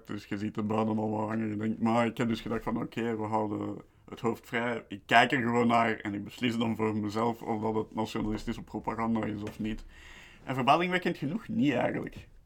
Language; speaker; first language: Dutch; native; Dutch